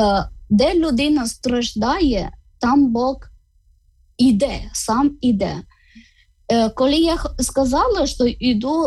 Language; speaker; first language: Ukrainian; non-native, learner; Malayalam